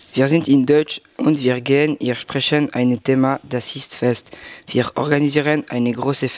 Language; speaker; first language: German; non-native, learner; French